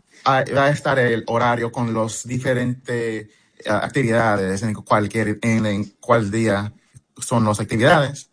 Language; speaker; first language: Spanish; early bilingual, heritage; English